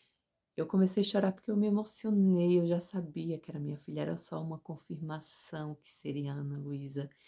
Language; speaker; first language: Portuguese; native; Portuguese